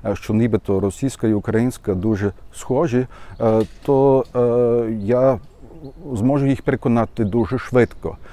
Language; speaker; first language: Ukrainian; non-native, fluent; German